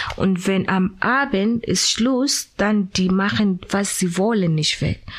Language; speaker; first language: German; non-native, fluent; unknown